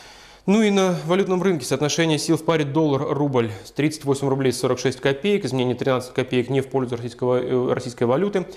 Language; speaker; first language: Russian; native; Russian